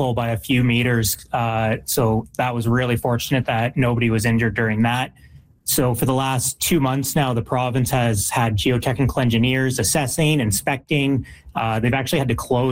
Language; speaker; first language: English; native; English